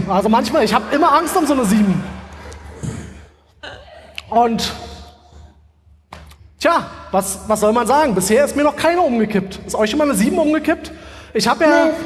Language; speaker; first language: German; native; German